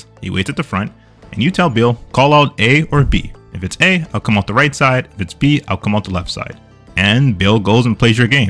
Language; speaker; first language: English; native; English